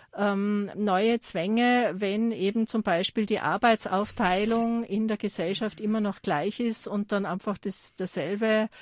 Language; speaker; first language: German; native; German